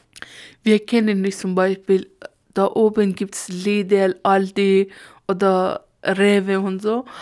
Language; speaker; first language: German; non-native, learner; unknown